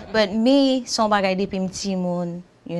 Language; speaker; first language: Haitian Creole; early bilingual, heritage; Haitian Creole